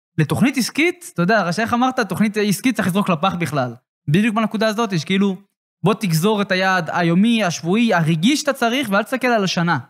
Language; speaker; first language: Hebrew; native; Hebrew